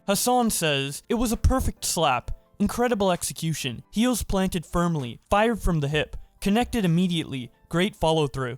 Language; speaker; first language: English; native; English